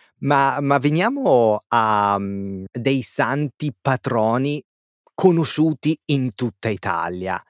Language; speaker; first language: Italian; native; Italian